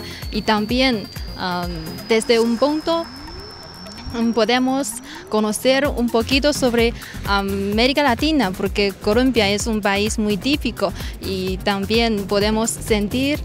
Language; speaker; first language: Spanish; non-native, fluent; Chinese